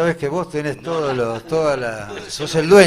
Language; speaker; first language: Spanish; native; Spanish